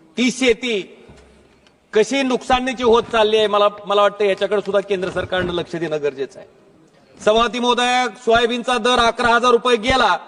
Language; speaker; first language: Marathi; native; Marathi